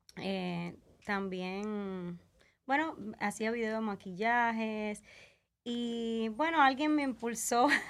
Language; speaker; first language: Spanish; native; Spanish